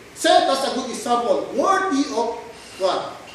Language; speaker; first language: English; non-native, local second language; Filipino